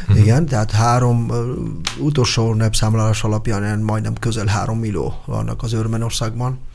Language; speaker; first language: Hungarian; non-native, fluent; Armenian